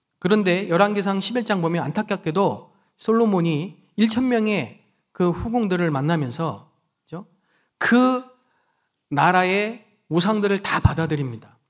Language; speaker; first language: Korean; native; Korean